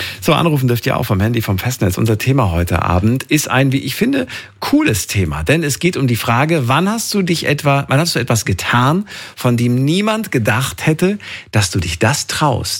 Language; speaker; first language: German; native; German